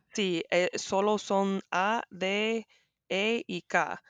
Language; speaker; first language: Spanish; non-native, learner; English